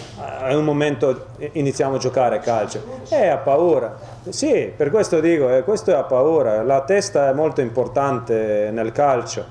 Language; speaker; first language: Italian; non-native, fluent; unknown